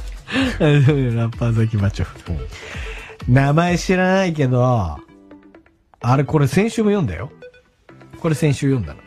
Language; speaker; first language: Japanese; native; Japanese